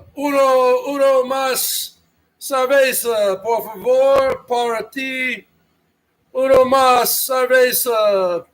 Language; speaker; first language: Spanish; non-native, learner; English